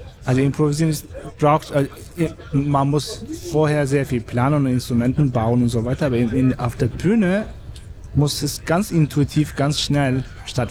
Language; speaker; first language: German; non-native, fluent; Turkish